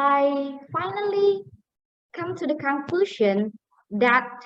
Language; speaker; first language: English; non-native, fluent; Indonesian